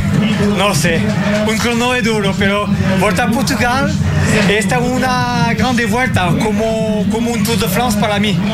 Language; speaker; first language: Portuguese; non-native, learner; French